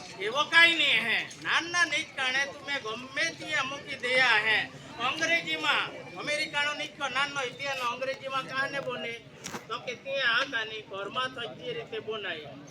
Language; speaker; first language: Gujarati; non-native, local second language; Bhili